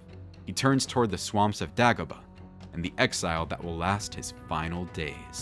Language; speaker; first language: English; native; English